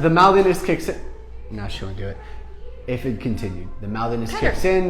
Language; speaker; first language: English; native; English